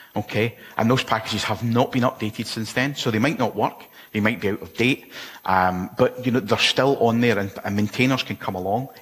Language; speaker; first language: English; native; English